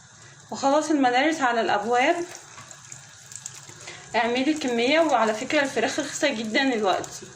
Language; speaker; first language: Arabic; native; Arabic